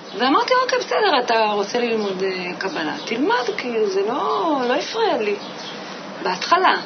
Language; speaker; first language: Hebrew; native; Hebrew